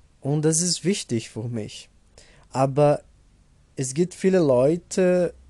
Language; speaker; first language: German; non-native, learner; Portuguese